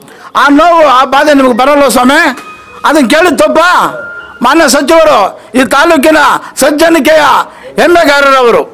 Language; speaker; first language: Kannada; native; Kannada